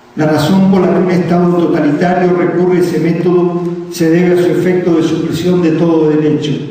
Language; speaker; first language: Spanish; native; Spanish